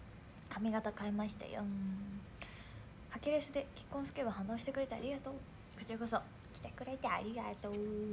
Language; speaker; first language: Japanese; native; Japanese